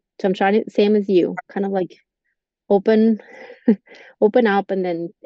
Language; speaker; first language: English; non-native, fluent; Spanish